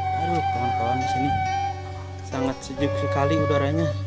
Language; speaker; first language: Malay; non-native, local second language; Sundanese